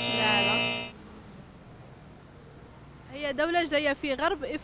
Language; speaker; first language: Arabic; native; Arabic